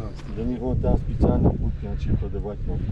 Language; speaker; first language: Russian; native; Russian